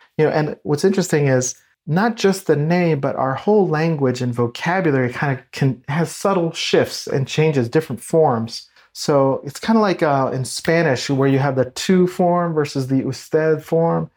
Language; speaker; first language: English; native; English